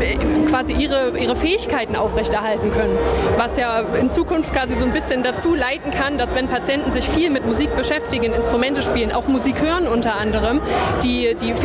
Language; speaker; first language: German; native; German